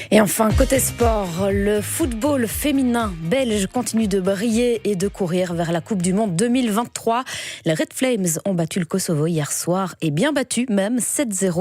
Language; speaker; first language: French; native; French